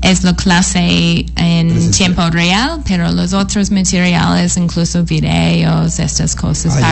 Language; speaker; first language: Spanish; non-native, fluent; English